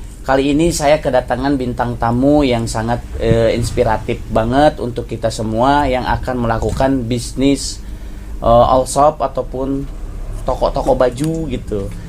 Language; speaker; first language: Indonesian; native; Indonesian